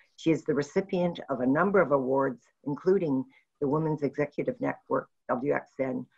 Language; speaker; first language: English; native; English